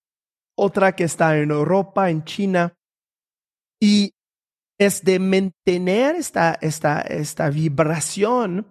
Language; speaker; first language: Spanish; non-native, fluent; French